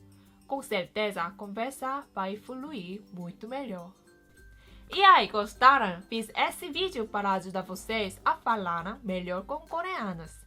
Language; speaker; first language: Portuguese; non-native, fluent; Korean